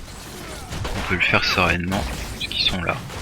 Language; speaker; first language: French; native; French